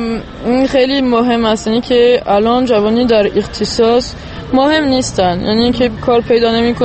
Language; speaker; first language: Persian; non-native, fluent; French